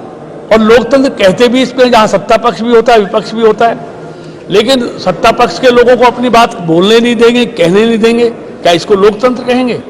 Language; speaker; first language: Hindi; native; Hindi